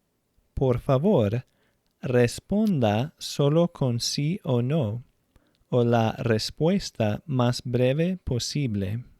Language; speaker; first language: Spanish; non-native, fluent; English